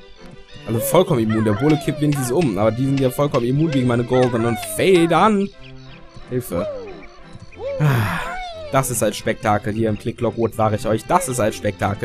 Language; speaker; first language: German; native; German